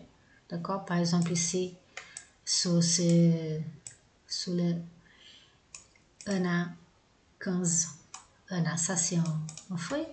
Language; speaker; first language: French; non-native, fluent; Portuguese